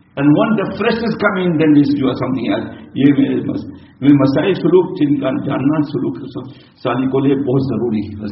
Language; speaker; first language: English; native; English